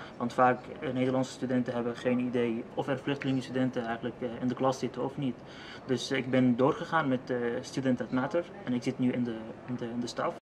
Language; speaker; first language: Dutch; non-native, fluent; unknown